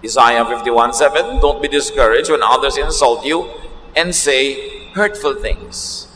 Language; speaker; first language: English; non-native, local second language; Filipino